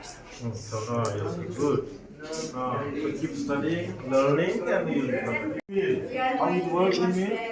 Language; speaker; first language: English; non-native, local second language; Bodo